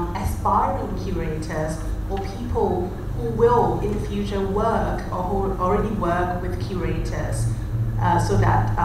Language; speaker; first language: English; non-native, fluent; Thai